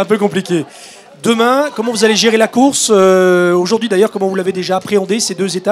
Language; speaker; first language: French; native; French